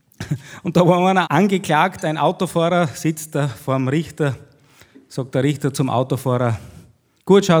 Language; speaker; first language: German; native; German